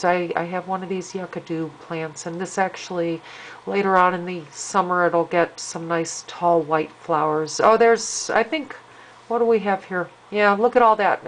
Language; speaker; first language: English; native; English